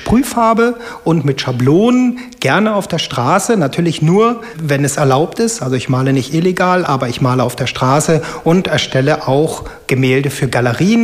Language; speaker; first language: German; native; German